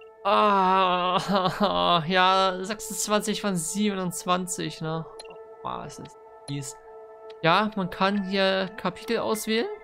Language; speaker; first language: German; native; German